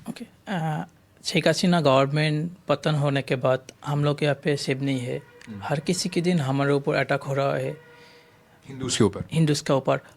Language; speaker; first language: Hindi; non-native, learner; Bangla